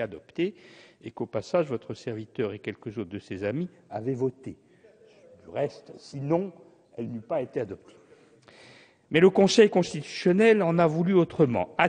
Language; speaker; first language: French; native; French